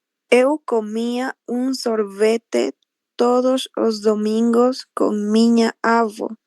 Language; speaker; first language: Portuguese; non-native, learner; Spanish